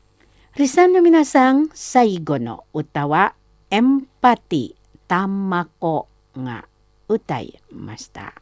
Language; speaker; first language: Japanese; non-native, fluent; Indonesian